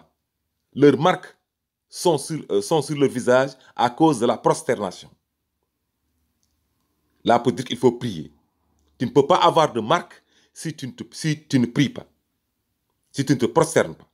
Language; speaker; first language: French; native; French